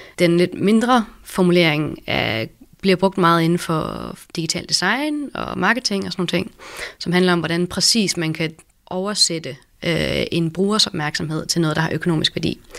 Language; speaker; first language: Danish; native; Danish